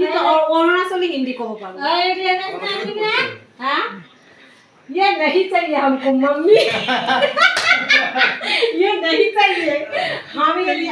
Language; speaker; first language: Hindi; non-native, local second language; Bangla